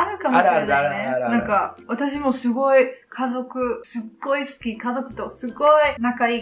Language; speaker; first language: Japanese; non-native, fluent; Dutch